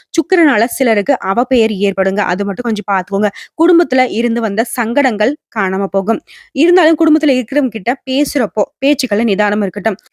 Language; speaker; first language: Tamil; native; Tamil